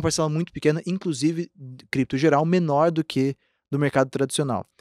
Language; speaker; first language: Portuguese; native; Portuguese